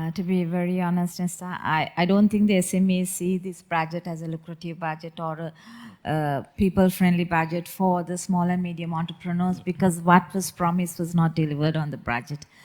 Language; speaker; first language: English; non-native, local second language; Sinhala